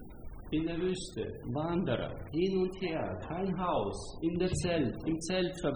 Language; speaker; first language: German; non-native, fluent; Hungarian